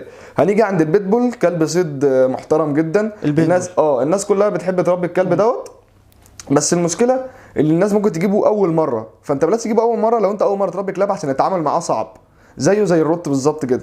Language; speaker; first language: Arabic; native; Arabic